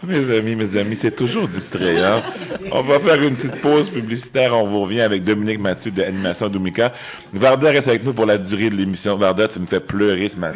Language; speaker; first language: French; native; French